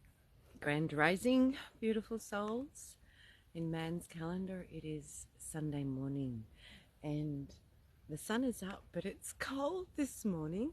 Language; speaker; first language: English; native; English